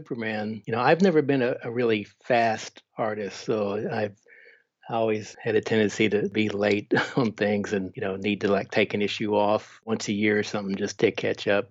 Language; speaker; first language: English; native; English